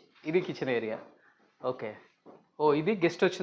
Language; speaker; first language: Telugu; native; Telugu